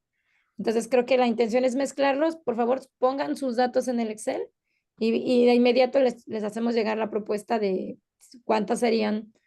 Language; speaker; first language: Spanish; native; Spanish